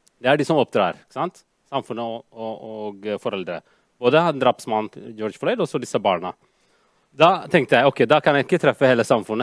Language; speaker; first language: Norwegian; non-native, fluent; Amharic